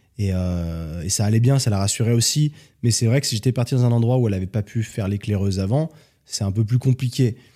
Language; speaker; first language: French; native; French